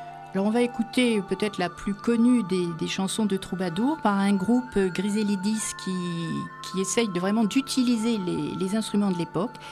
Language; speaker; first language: French; native; French